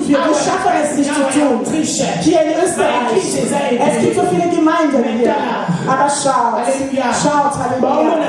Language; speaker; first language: German; non-native, fluent; French